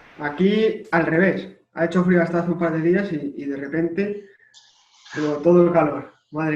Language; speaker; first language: Spanish; native; Spanish